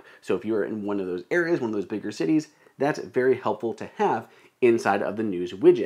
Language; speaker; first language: English; native; English